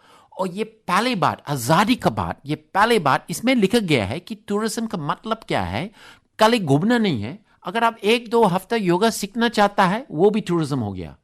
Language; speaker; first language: Hindi; non-native, fluent; English